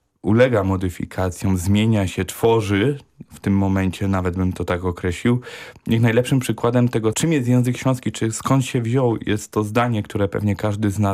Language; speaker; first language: Polish; non-native, local second language; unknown